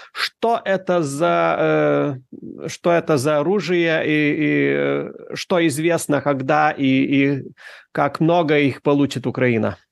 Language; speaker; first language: Russian; non-native, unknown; Lithuanian